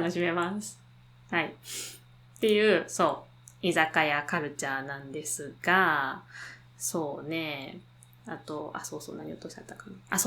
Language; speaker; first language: Japanese; native; Japanese